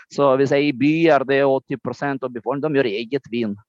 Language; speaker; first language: Swedish; non-native, fluent; Romanian